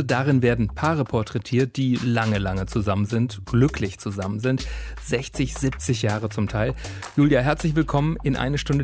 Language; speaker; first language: German; native; German